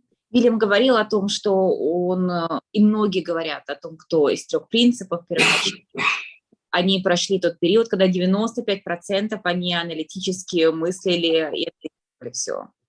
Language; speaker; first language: Russian; native; Russian